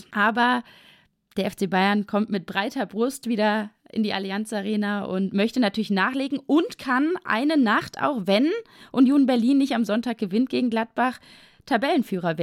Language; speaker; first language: German; native; German